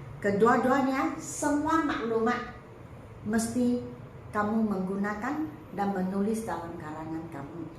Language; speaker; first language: Malay; non-native, local second language; Chinese